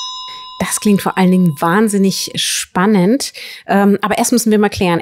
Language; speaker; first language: German; native; German